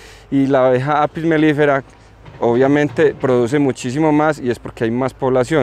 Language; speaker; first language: Spanish; native; Spanish